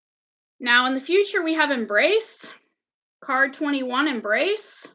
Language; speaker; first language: English; native; English